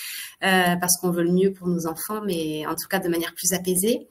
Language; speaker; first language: French; native; French